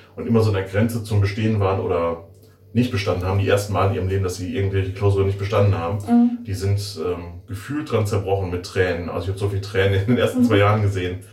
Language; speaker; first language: German; native; German